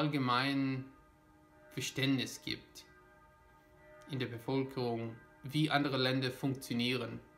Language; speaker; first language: German; non-native, fluent; English